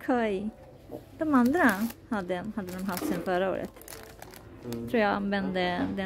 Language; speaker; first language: Swedish; non-native, learner; Japanese